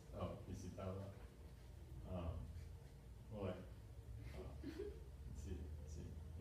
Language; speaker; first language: Spanish; non-native, learner; English